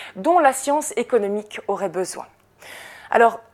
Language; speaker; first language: French; native; French